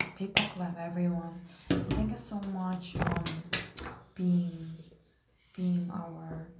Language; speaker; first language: English; non-native, learner; Korean